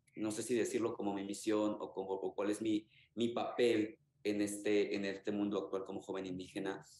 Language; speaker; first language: Spanish; native; Spanish